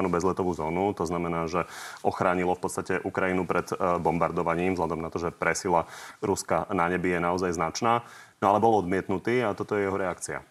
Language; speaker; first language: Slovak; native; Slovak